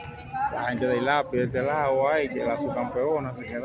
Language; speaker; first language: Spanish; native; Spanish